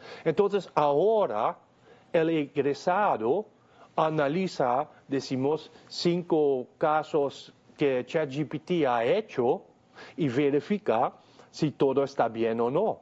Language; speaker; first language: Spanish; non-native, fluent; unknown